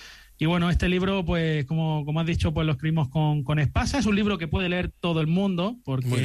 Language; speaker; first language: Spanish; native; Spanish